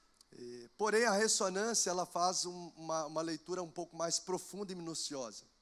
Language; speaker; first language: Portuguese; native; Portuguese